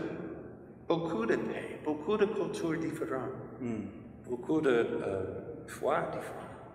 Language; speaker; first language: French; non-native, fluent; English